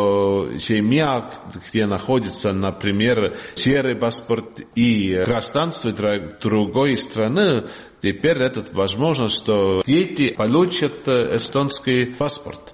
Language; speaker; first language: Russian; non-native, learner; Estonian